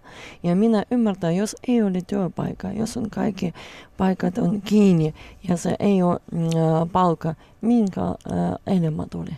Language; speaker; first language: Finnish; non-native, learner; Russian